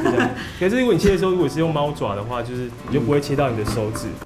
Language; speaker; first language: Chinese; native; Chinese